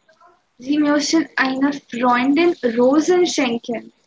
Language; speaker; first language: German; non-native, fluent; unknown